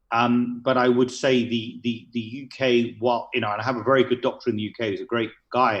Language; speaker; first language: English; native; English